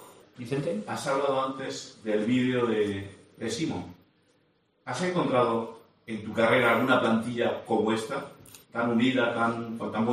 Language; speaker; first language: Spanish; native; Spanish